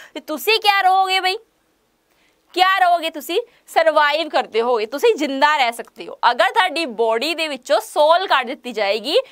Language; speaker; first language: Hindi; non-native, local second language; Punjabi